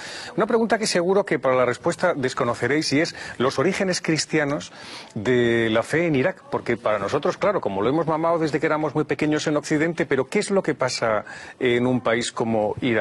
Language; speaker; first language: Spanish; native; Spanish